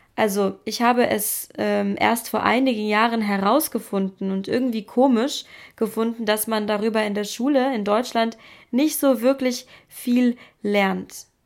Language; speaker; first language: German; native; German